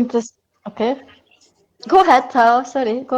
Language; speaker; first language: English; non-native, learner; Hungarian